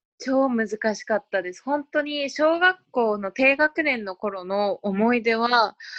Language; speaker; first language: Japanese; early bilingual, other home language; Spanish